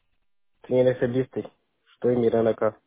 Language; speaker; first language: Spanish; non-native, learner; Portuguese